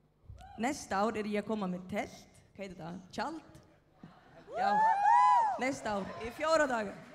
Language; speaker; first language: Icelandic; non-native, learner; Faroese